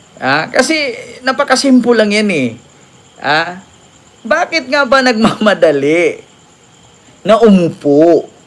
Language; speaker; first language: Filipino; native; Filipino